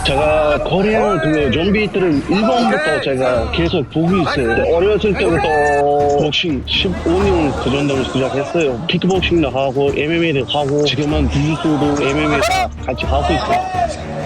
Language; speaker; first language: Korean; non-native, learner; Uzbek